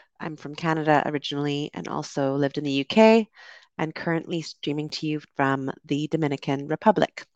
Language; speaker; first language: English; native; English